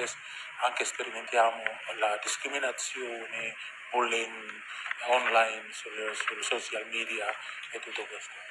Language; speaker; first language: Italian; non-native, learner; Indonesian